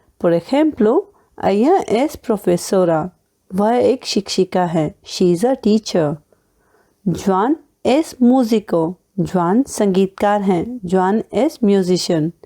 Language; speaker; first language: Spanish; non-native, fluent; Hindi